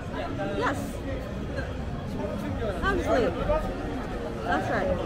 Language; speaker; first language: English; non-native, fluent; Korean